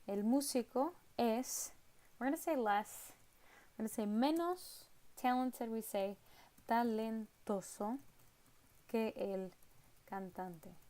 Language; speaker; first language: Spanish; non-native, fluent; English